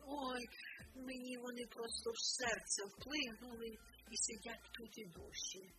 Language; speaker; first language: Ukrainian; non-native, local second language; Russian